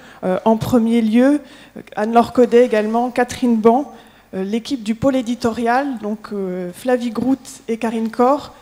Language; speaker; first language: French; native; French